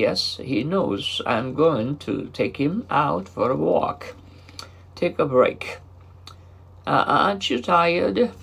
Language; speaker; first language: English; non-native, fluent; Japanese